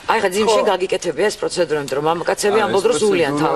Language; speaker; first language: Georgian; native; Georgian